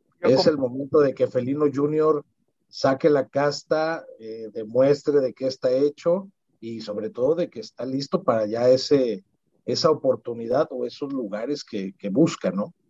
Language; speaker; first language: Spanish; native; Spanish